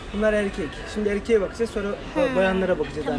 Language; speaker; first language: Turkish; native; Turkish